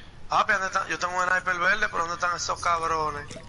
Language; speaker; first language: Spanish; early bilingual, heritage; Spanish